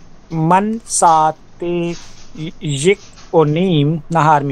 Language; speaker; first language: Persian; non-native, learner; Urdu